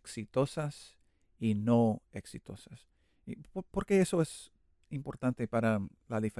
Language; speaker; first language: Spanish; non-native, learner; English